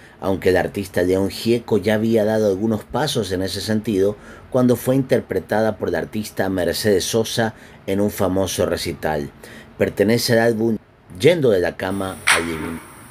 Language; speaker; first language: Spanish; native; Spanish